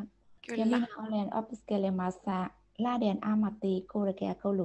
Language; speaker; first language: Finnish; non-native, learner; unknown